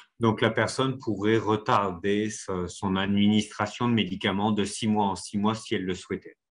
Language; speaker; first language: French; native; French